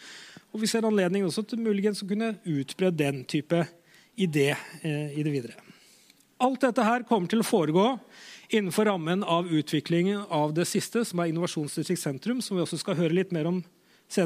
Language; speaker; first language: Norwegian; native; Norwegian